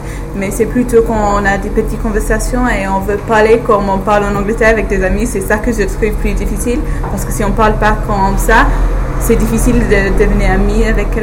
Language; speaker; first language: French; non-native, learner; English